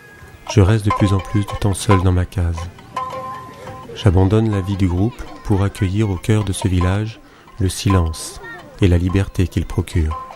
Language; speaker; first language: French; native; French